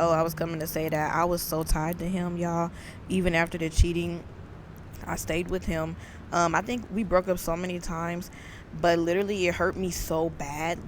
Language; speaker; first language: English; native; English